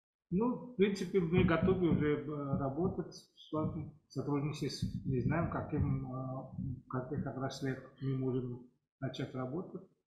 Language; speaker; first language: Russian; non-native, fluent; Assamese